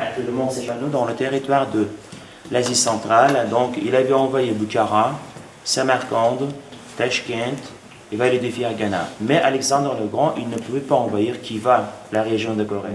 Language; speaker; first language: French; non-native, fluent; Uzbek